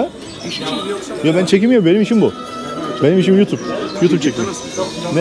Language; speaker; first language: Turkish; native; Turkish